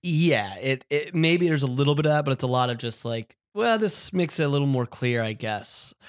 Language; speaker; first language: English; native; English